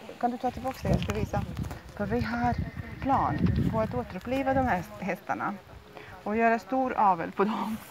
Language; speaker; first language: Swedish; non-native, fluent; Latvian